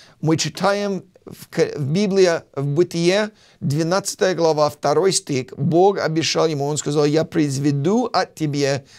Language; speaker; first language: Russian; non-native, fluent; English